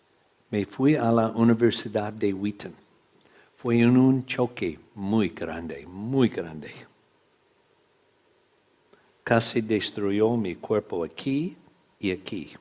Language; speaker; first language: Spanish; non-native, learner; English